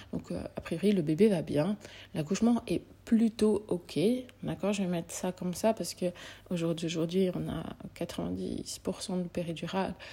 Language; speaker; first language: French; native; French